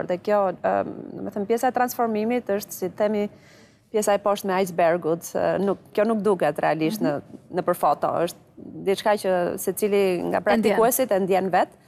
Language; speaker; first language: Albanian; native; Albanian